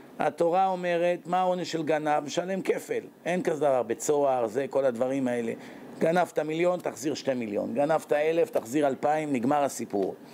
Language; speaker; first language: Hebrew; native; Hebrew